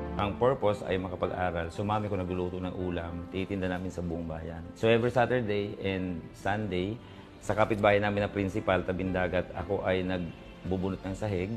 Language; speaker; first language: Filipino; non-native, local second language; Bikol